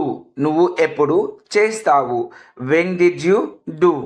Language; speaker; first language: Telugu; native; Telugu